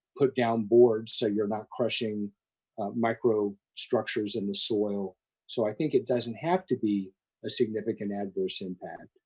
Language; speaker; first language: English; native; English